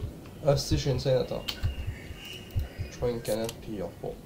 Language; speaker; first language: French; native; French